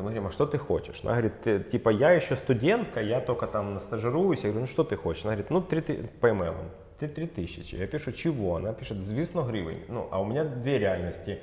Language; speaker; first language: Russian; native; Russian